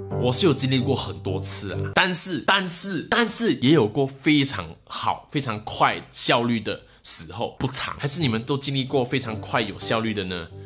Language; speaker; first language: Chinese; native; Chinese